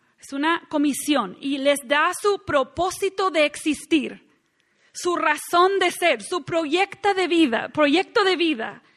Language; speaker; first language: Spanish; non-native, fluent; English